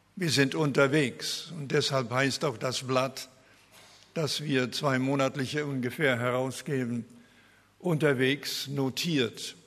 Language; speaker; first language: German; early bilingual, heritage; German